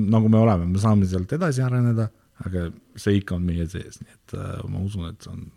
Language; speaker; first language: Estonian; non-native, local second language; Russian